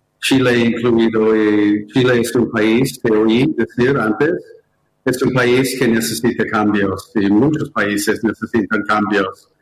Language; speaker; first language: Spanish; non-native, fluent; English